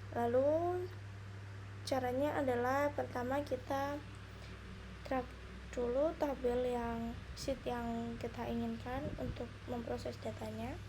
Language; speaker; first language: Indonesian; native; Indonesian